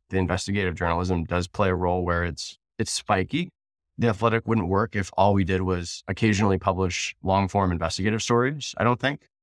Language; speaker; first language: English; native; English